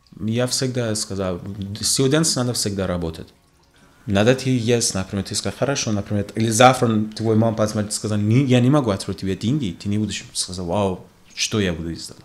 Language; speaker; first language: Russian; non-native, learner; Persian